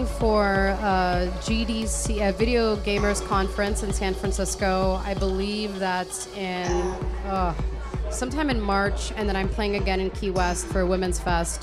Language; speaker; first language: English; non-native, local second language; Hiligaynon